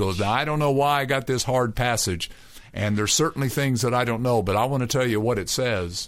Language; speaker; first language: English; native; English